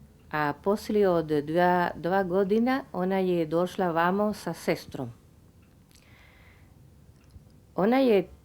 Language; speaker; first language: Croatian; early bilingual, heritage; Spanish